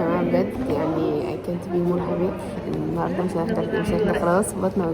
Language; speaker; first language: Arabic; native; Arabic